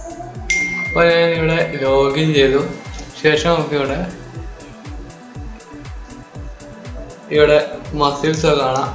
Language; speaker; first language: Malayalam; native; Malayalam